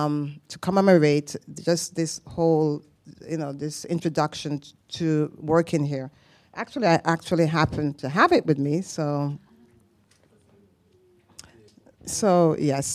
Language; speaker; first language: English; native; English